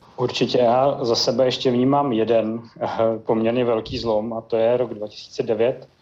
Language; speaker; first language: Czech; native; Czech